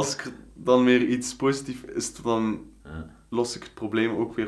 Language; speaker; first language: Dutch; native; Dutch